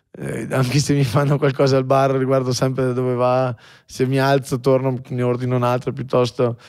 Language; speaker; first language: Italian; native; Italian